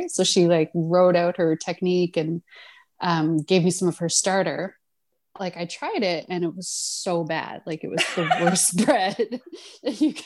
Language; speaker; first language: English; native; English